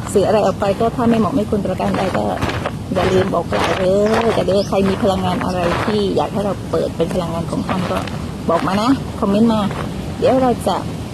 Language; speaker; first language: Thai; non-native, local second language; Northern Khmer